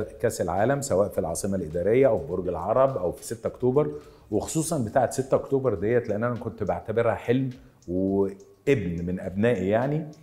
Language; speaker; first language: Arabic; native; Arabic